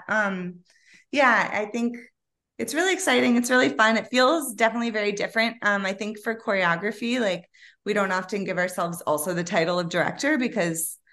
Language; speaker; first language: English; native; English